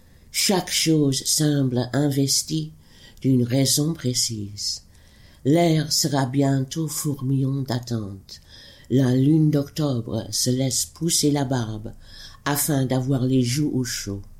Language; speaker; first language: French; non-native, fluent; English